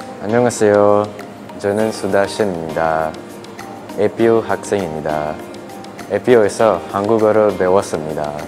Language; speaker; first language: Korean; non-native, learner; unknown